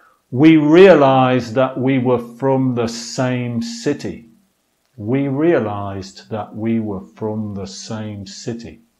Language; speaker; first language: English; native; English